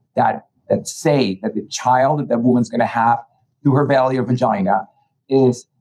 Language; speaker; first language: English; early bilingual, other home language; Spanish